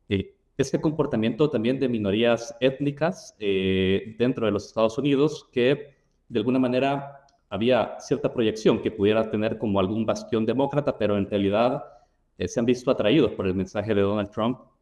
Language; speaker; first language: Spanish; native; Spanish